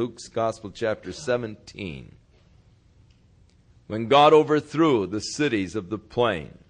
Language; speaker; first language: English; native; English